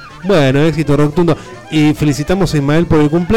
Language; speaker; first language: Spanish; native; Spanish